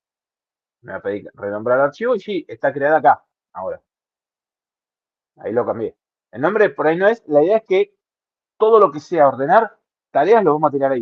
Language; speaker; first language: Spanish; native; Spanish